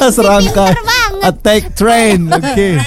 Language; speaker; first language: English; non-native, learner; Indonesian